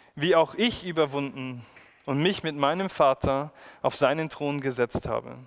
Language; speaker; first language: German; native; German